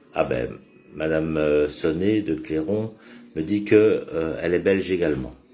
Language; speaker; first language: French; native; French